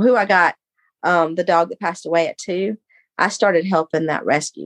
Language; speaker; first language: English; native; English